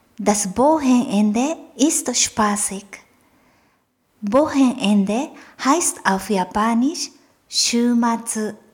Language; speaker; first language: German; non-native, fluent; Japanese